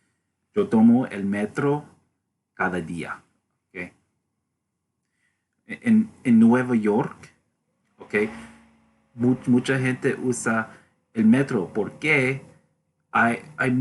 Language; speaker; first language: Spanish; non-native, learner; English